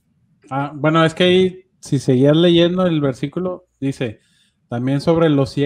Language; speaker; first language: Spanish; native; Spanish